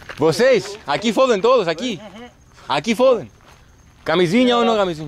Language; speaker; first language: Portuguese; non-native, learner; Greek